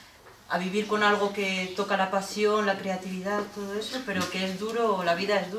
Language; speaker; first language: French; non-native, fluent; Spanish